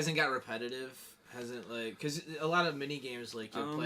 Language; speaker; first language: English; native; English